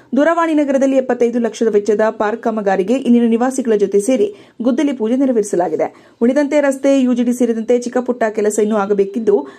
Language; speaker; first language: Kannada; native; Kannada